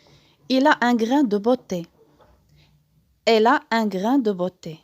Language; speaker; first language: French; non-native, local second language; Arabic